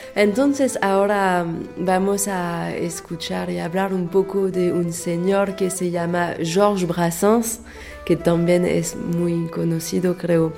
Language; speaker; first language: Spanish; non-native, learner; French